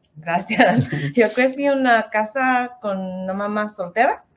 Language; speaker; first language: Spanish; non-native, learner; English